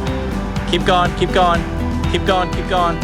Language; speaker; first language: English; native; English